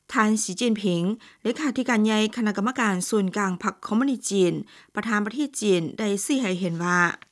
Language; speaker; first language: Thai; non-native, fluent; Chinese